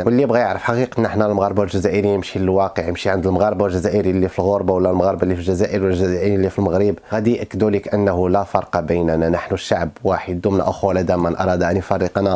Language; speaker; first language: Arabic; native; Arabic